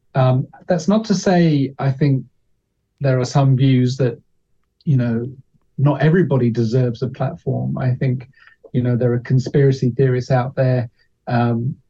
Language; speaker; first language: English; native; English